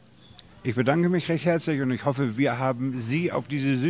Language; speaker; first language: German; native; German